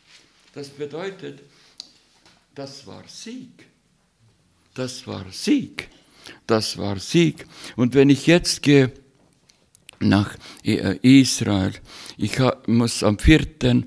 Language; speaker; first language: German; non-native, fluent; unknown